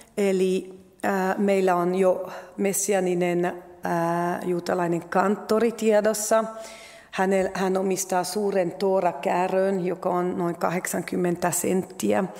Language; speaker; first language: Finnish; non-native, fluent; French